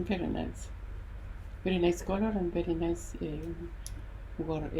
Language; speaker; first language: English; non-native, learner; Spanish